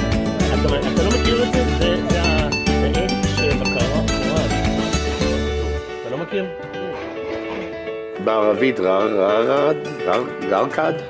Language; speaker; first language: Hebrew; non-native, fluent; English